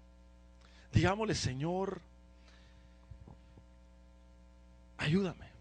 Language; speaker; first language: Spanish; native; Spanish